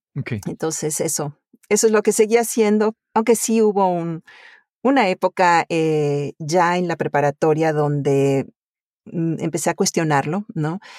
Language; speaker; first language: Spanish; early bilingual, other home language; Italian